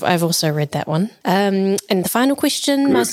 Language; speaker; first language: English; native; English